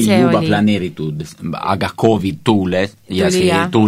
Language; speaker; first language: Estonian; non-native, learner; Italian